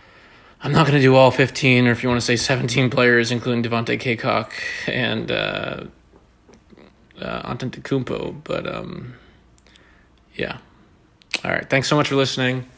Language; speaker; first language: English; native; English